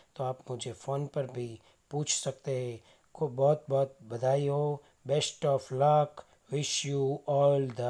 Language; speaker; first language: Hindi; non-native, local second language; Gujarati